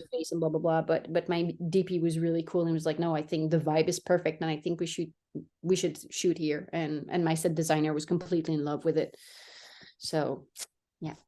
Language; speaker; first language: English; non-native, fluent; French